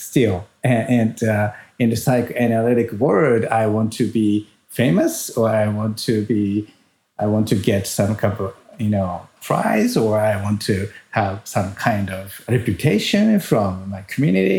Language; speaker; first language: English; non-native, fluent; Japanese